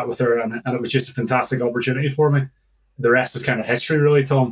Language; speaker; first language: English; native; English